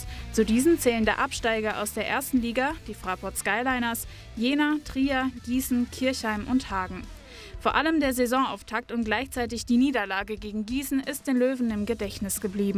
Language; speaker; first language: German; native; German